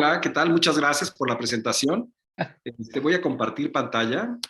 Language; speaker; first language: Spanish; native; Spanish